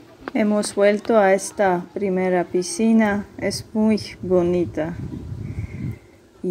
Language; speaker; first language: Spanish; non-native, fluent; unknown